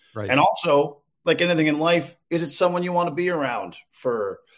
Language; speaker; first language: English; native; English